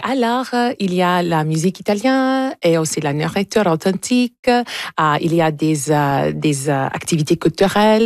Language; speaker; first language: French; non-native, fluent; English